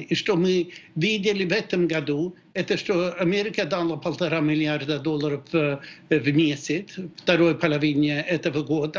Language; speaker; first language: Russian; non-native, fluent; Swedish